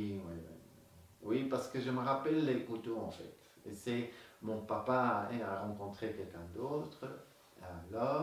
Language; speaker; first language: French; non-native, local second language; Dutch